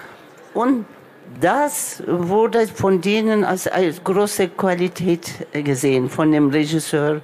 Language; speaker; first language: German; non-native, local second language; Turkish